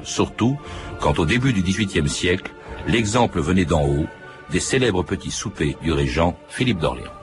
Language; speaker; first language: French; native; French